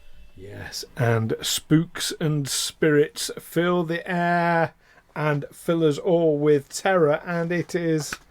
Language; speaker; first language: English; native; English